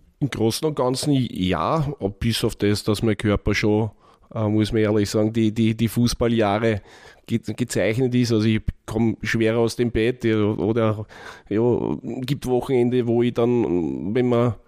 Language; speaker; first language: German; native; German